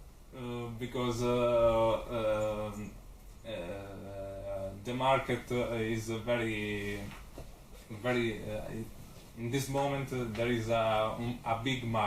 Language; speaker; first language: English; non-native, learner; Italian